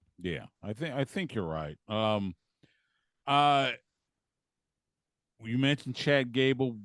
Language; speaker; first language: English; native; English